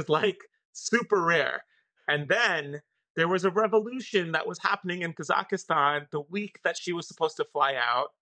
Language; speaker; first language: English; non-native, local second language; Urdu